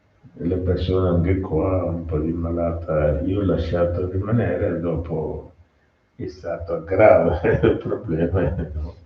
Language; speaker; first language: Italian; non-native, learner; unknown